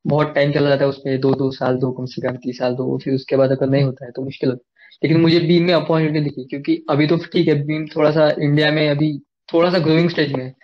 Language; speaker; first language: Hindi; non-native, local second language; Marathi